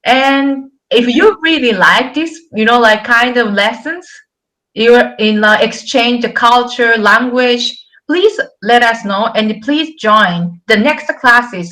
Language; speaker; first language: English; non-native, fluent; Japanese